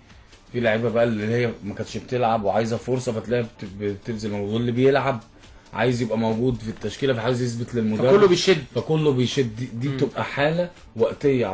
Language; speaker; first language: Arabic; native; Arabic